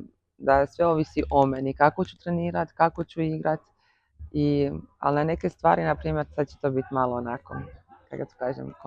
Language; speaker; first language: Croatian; early bilingual, heritage; Croatian